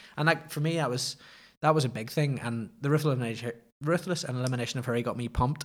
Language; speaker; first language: English; native; English